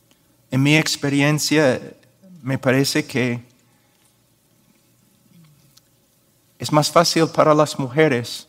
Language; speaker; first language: Spanish; non-native, fluent; English